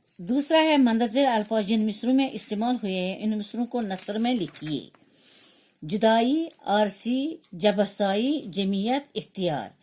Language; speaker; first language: Urdu; non-native, local second language; Kashmiri